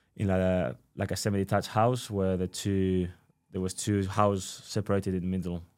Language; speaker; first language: English; non-native, fluent; Spanish